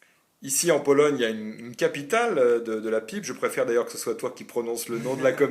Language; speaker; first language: French; native; French